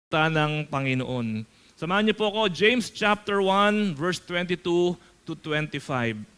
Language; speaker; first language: Filipino; native; Filipino